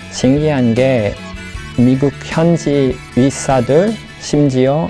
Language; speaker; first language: Korean; non-native, fluent; English